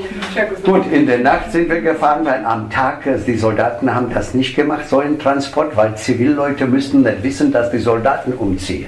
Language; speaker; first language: German; non-native, fluent; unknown